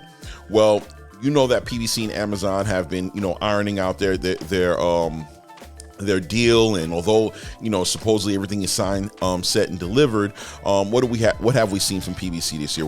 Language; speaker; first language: English; native; English